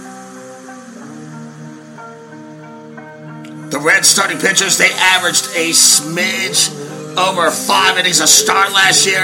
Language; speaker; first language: English; native; English